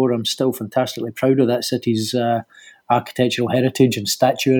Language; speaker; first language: English; native; English